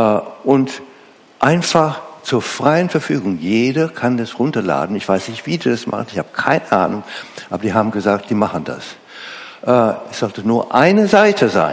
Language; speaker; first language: German; non-native, fluent; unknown